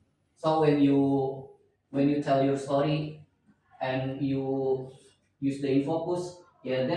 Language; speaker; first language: English; non-native, learner; Indonesian